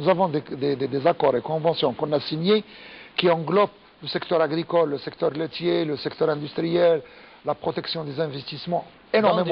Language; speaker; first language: French; non-native, local second language; Arabic